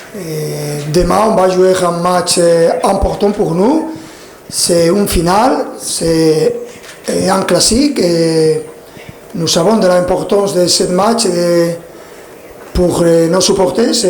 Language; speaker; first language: French; non-native, fluent; Spanish